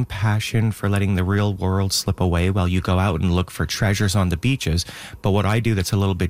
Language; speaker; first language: English; native; English